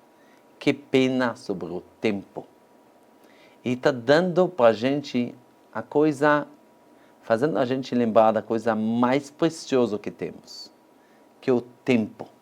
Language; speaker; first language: Portuguese; non-native, fluent; Hebrew